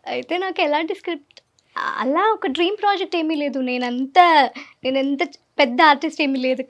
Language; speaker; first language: Telugu; non-native, learner; Malayalam